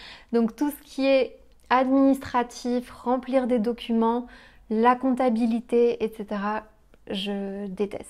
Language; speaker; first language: French; native; French